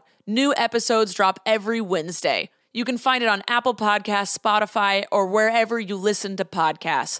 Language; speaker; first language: English; native; English